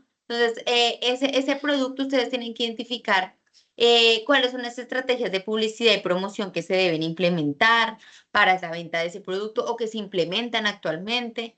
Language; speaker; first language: Spanish; native; Spanish